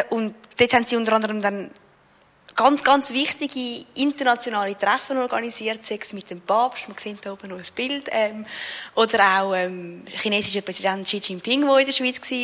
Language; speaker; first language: German; native; German